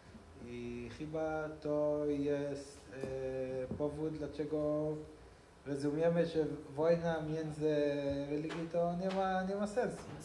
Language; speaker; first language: Polish; non-native, learner; Hebrew